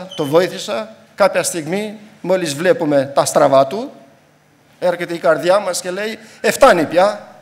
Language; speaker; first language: Greek; non-native, fluent; Albanian